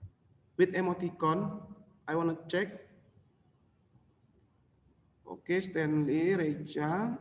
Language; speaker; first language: English; non-native, local second language; Indonesian